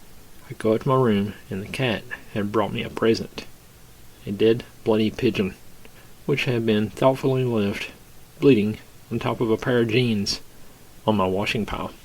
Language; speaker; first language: English; native; English